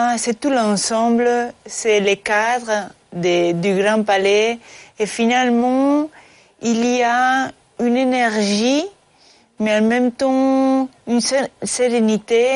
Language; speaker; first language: French; non-native, fluent; Spanish